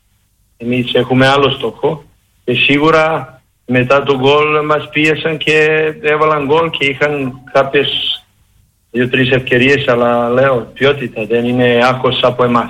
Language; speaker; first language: Greek; non-native, learner; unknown